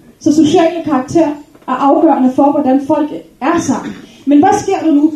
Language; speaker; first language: Danish; early bilingual, other home language; Arabic